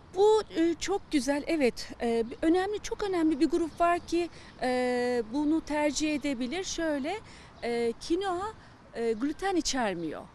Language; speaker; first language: Turkish; native; Turkish